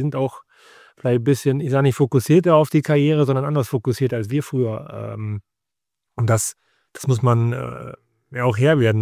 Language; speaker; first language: German; native; German